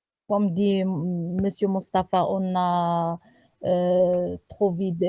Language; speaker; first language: French; non-native, learner; Arabic